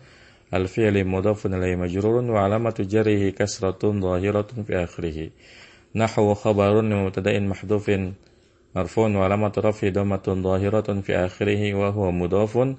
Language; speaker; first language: Arabic; non-native, fluent; Indonesian